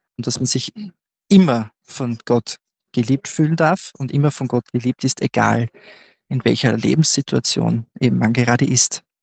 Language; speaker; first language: German; native; German